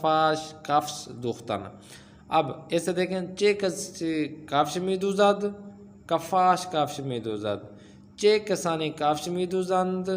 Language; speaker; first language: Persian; non-native, fluent; Urdu